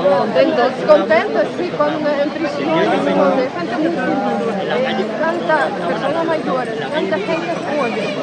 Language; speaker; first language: Spanish; non-native, learner; Ukrainian